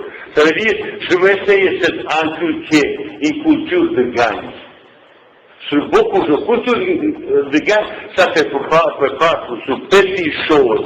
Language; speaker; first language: French; non-native, fluent; Bosnian